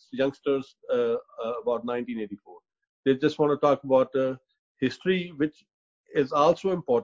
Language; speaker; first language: English; non-native, local second language; Punjabi